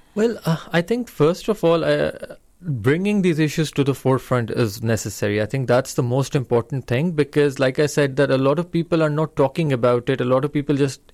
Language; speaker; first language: English; non-native, local second language; Urdu